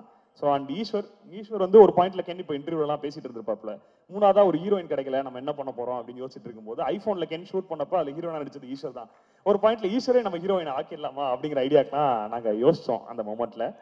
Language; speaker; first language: Tamil; native; Tamil